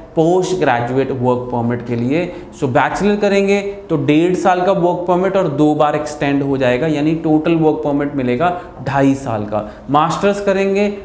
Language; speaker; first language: Hindi; non-native, local second language; Punjabi